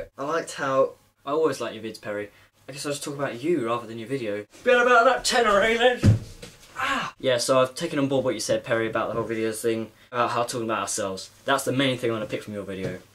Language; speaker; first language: English; native; English